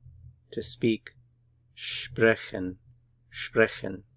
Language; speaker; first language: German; non-native, fluent; English